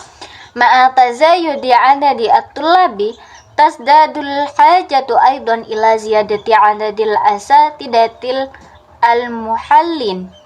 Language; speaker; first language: Arabic; non-native, fluent; Indonesian